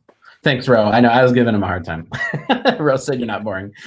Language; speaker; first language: English; native; English